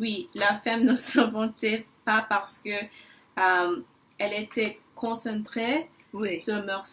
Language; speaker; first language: French; non-native, learner; English